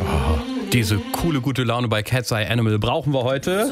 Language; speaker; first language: German; native; German